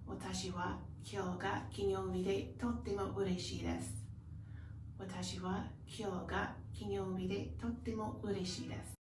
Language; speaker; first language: Japanese; non-native, learner; English